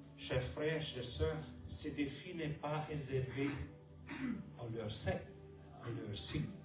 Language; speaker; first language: French; non-native, fluent; German